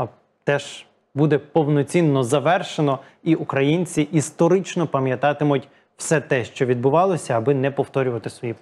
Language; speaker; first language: Ukrainian; native; Ukrainian